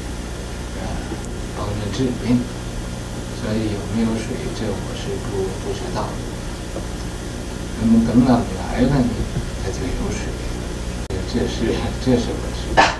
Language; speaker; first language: Chinese; native; Chinese